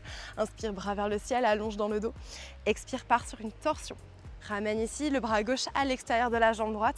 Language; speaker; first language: French; native; French